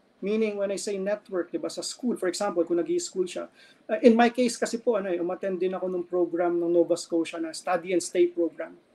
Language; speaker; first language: Filipino; native; Filipino